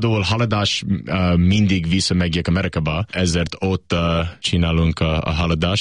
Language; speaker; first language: Hungarian; non-native, learner; English